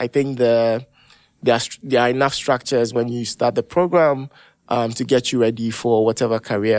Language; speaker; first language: English; non-native, local second language; Akan